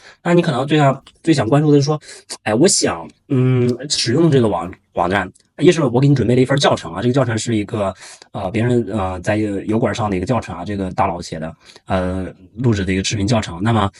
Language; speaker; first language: Chinese; native; Chinese